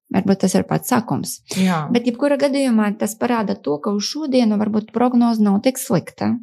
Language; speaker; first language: Latvian; non-native, local second language; Russian